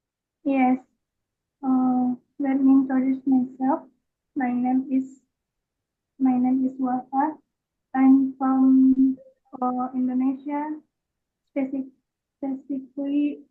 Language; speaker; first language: English; non-native, learner; Indonesian